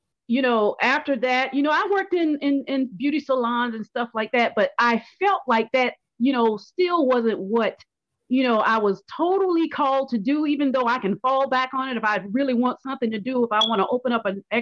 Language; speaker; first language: English; native; English